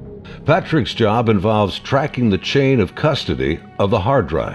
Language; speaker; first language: English; native; English